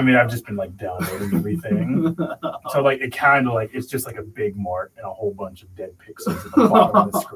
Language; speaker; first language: English; native; English